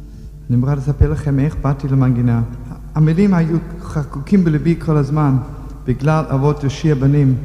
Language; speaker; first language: Hebrew; non-native, fluent; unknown